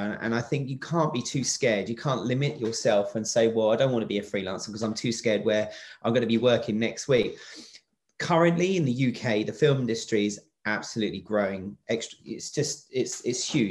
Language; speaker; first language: English; native; English